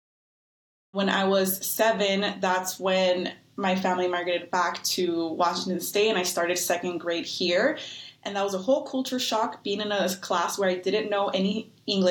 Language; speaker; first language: English; native; English